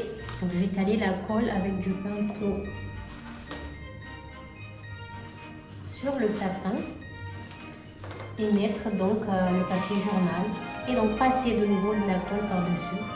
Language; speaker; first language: French; native; French